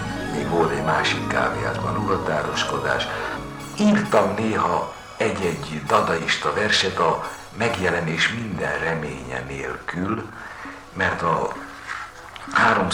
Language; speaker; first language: Hungarian; native; Hungarian